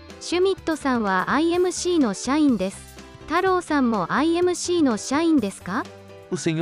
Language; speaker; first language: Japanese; non-native, learner; Portuguese